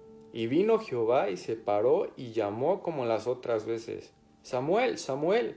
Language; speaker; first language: Spanish; native; Spanish